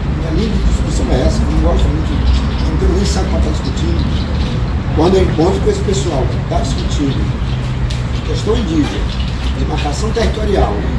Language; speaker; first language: Portuguese; non-native, local second language; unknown